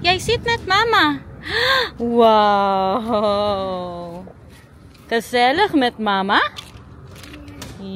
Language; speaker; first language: Dutch; non-native, learner; Filipino